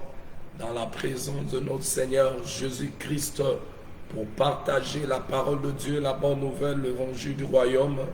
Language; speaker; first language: French; non-native, local second language; Lingala